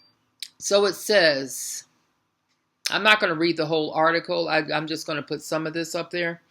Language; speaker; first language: English; native; English